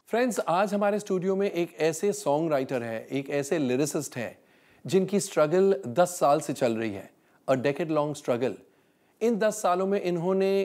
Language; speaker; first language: Hindi; native; Hindi